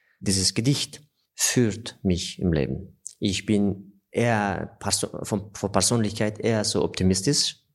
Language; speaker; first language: German; non-native, fluent; Persian